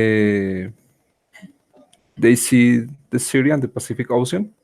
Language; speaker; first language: English; non-native, learner; Spanish